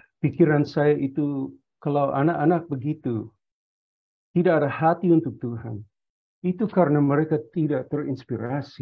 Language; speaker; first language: Indonesian; non-native, fluent; English